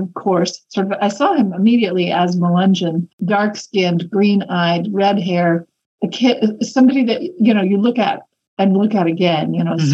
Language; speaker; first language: English; native; English